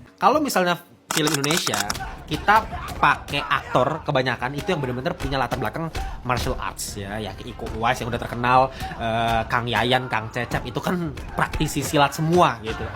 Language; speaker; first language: Indonesian; native; Indonesian